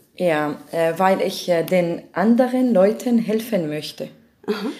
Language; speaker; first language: German; non-native, learner; Arabic